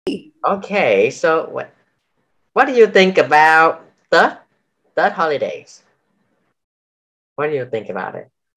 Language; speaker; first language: English; non-native, fluent; Vietnamese